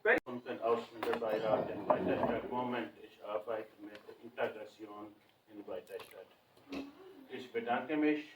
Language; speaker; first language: German; non-native, learner; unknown